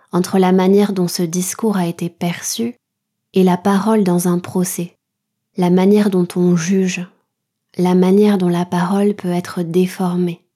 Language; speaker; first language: French; native; French